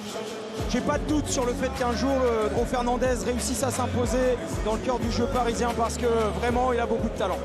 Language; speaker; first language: French; native; French